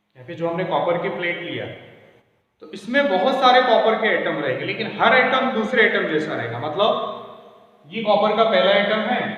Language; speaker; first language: Hindi; non-native, local second language; Marathi